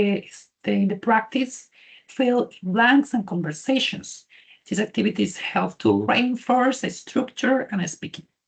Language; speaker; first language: English; non-native, learner; Spanish